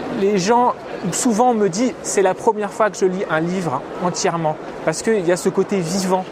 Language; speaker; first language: French; native; French